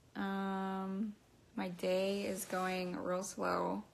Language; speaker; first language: English; native; English